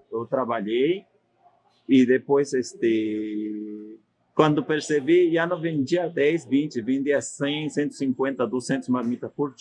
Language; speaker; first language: Portuguese; non-native, fluent; Spanish